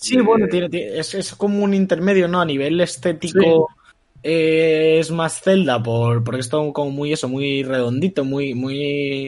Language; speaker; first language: Spanish; native; Spanish